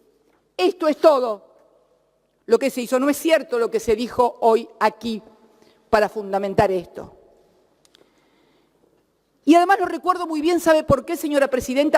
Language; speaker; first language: Spanish; native; Spanish